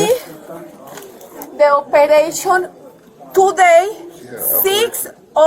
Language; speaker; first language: English; non-native, learner; Spanish